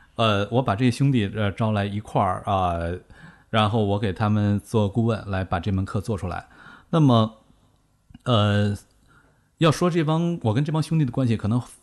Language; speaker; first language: Chinese; native; Chinese